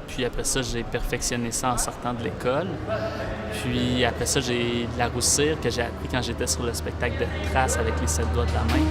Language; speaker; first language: French; native; French